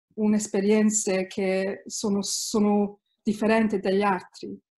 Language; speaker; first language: Italian; early bilingual, heritage; Italian